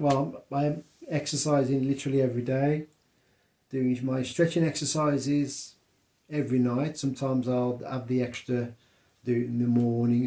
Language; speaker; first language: English; native; English